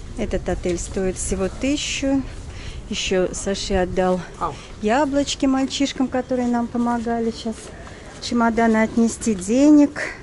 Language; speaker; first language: Russian; native; Russian